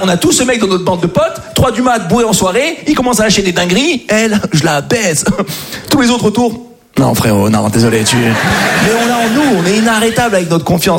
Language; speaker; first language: French; native; French